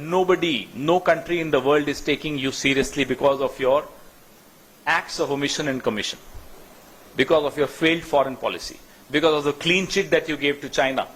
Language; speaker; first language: English; non-native, local second language; Hindi